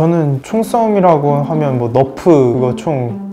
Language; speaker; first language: Korean; native; Korean